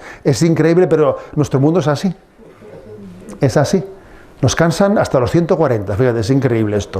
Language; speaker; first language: Spanish; native; Spanish